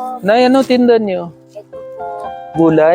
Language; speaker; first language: Filipino; non-native, learner; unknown